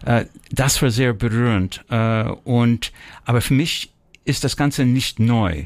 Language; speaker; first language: German; early bilingual, heritage; German